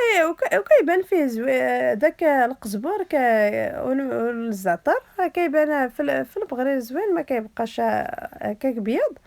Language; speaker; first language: Arabic; native; Arabic